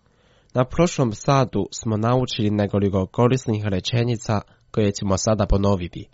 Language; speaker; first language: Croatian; non-native, fluent; Chinese